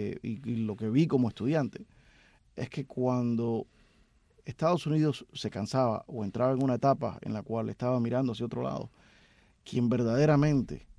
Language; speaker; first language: Spanish; native; Spanish